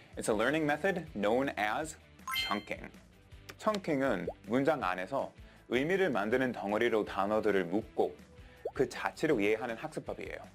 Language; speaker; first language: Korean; non-native, fluent; English